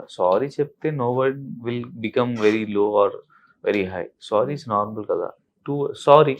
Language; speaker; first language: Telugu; non-native, learner; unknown